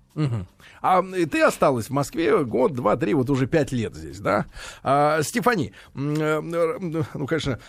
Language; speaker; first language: Russian; native; Russian